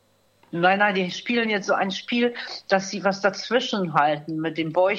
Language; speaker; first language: German; native; German